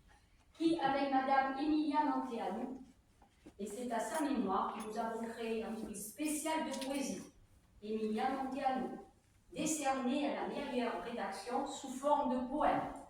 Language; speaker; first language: French; native; French